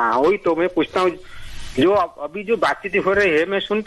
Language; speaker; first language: Hindi; non-native, local second language; Odia